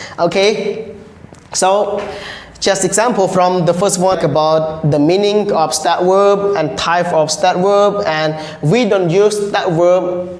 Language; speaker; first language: English; non-native, learner; Khmer